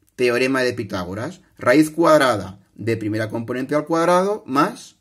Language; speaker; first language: Spanish; non-native, local second language; Catalan